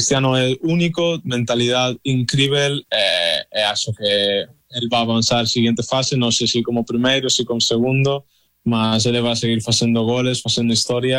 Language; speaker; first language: Portuguese; non-native, fluent; Spanish